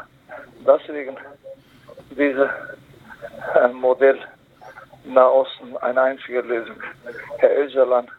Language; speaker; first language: German; non-native, learner; Kurdish